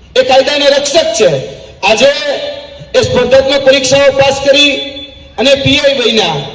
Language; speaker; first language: Gujarati; native; Gujarati